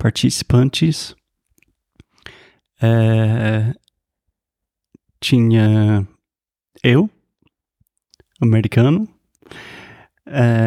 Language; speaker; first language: Portuguese; non-native, fluent; English